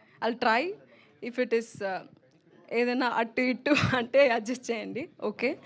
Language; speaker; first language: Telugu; non-native, learner; Tamil